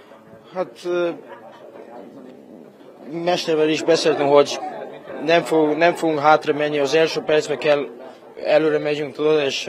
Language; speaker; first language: Hungarian; non-native, fluent; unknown